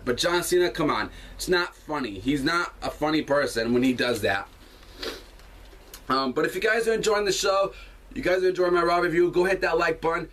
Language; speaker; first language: English; native; English